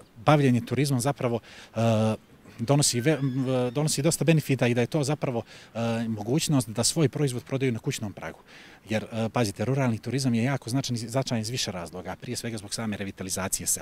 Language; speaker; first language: Croatian; native; Croatian